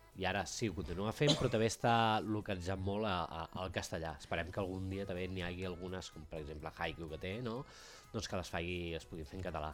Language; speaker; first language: Catalan; native; Catalan